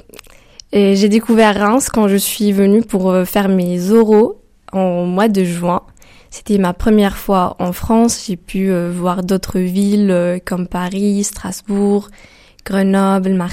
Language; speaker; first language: French; non-native, local second language; Arabic